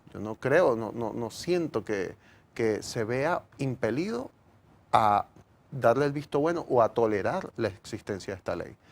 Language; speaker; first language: Spanish; native; Spanish